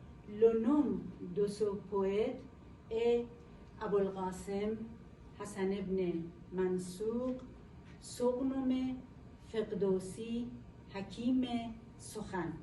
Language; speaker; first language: French; non-native, learner; Persian